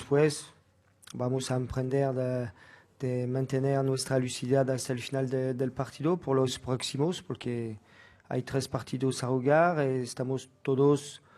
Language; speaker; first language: Spanish; non-native, fluent; French